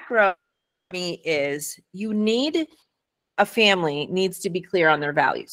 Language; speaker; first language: English; early bilingual, other home language; Spanish